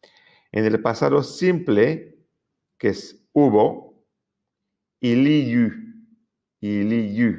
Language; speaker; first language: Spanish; non-native, fluent; French